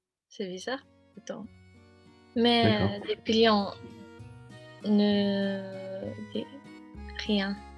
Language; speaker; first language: French; non-native, learner; Japanese